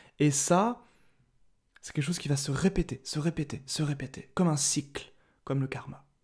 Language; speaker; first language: French; native; French